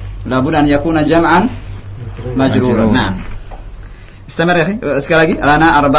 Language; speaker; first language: Arabic; non-native, fluent; Indonesian